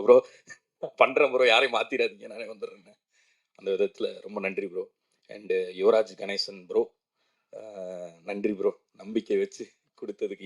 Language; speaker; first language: Tamil; native; Tamil